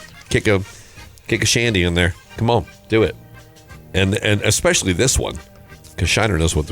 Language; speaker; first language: English; native; English